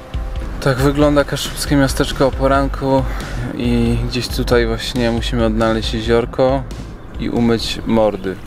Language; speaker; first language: Polish; native; Polish